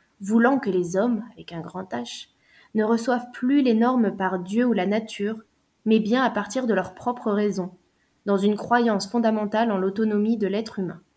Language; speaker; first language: French; native; French